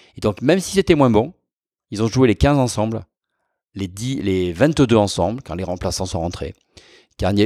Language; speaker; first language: French; native; French